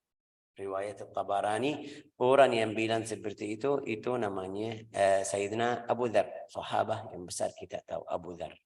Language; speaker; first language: Indonesian; non-native, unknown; Arabic